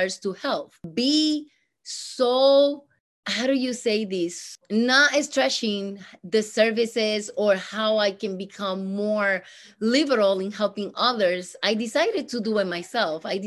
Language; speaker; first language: English; non-native, fluent; Spanish